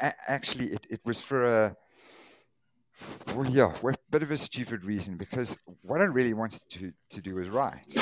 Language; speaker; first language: English; native; English